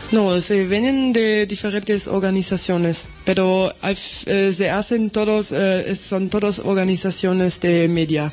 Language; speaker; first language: Spanish; non-native, learner; German